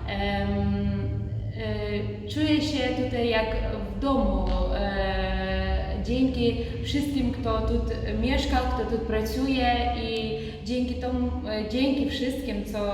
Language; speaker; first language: Polish; non-native, learner; Ukrainian